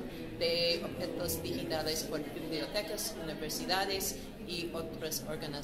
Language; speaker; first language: Spanish; non-native, learner; English